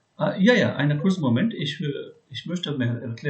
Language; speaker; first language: German; non-native, learner; Hindi